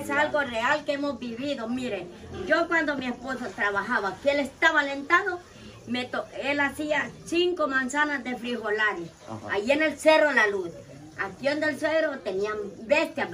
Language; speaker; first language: Spanish; native; Spanish